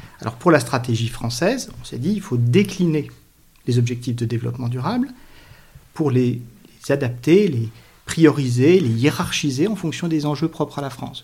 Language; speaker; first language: French; native; French